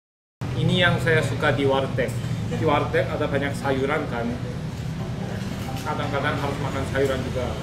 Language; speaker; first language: Indonesian; non-native, learner; Korean